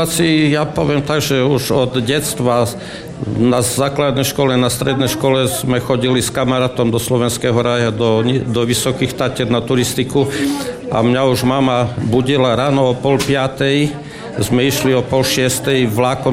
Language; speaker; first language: Slovak; native; Slovak